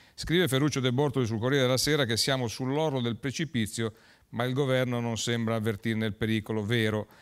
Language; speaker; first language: Italian; native; Italian